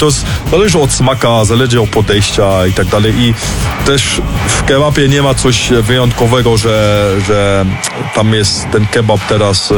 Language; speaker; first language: Polish; early bilingual, heritage; German